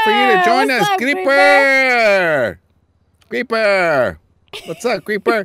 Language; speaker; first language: English; native; English